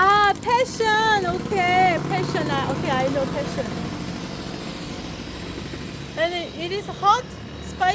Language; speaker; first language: English; non-native, learner; Korean